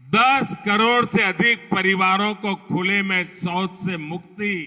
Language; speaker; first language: Hindi; non-native, local second language; Gujarati